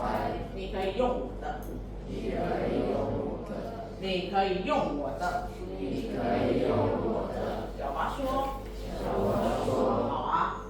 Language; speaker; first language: Chinese; non-native, fluent; Indonesian